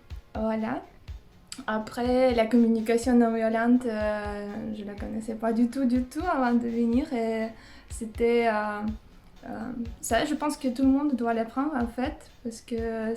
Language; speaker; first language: French; non-native, fluent; Russian